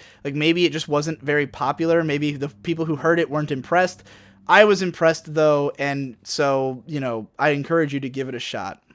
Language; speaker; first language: English; native; English